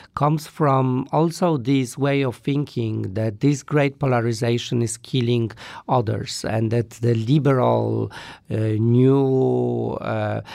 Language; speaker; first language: English; non-native, fluent; Polish